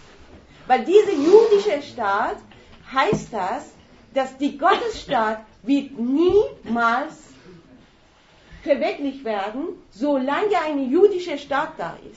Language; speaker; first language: German; non-native, fluent; Persian